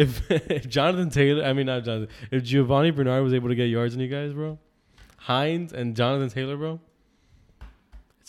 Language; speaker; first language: English; native; English